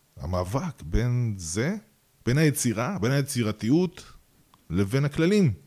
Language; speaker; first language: Hebrew; early bilingual, other home language; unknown